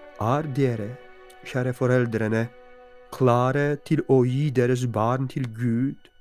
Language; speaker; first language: Norwegian; non-native, fluent; Polish